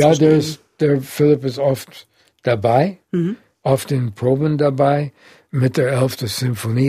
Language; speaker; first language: German; non-native, fluent; English